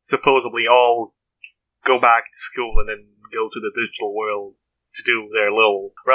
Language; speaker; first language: English; non-native, fluent; Portuguese